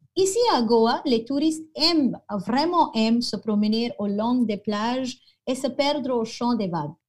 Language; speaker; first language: French; non-native, fluent; Konkani